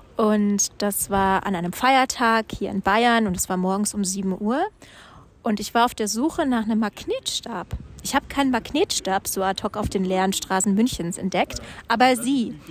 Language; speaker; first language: German; native; German